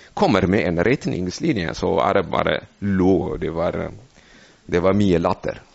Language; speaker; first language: Norwegian; non-native, fluent; Amharic